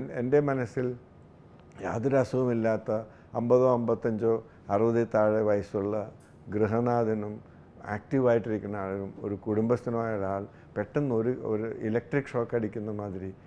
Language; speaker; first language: Malayalam; native; Malayalam